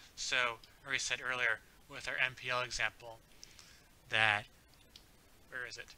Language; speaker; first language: English; native; English